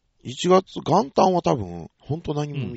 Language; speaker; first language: Japanese; native; Japanese